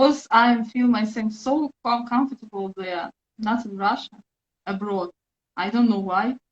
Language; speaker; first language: English; non-native, learner; Russian